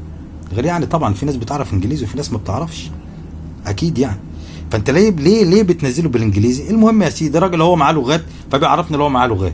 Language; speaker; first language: Arabic; native; Arabic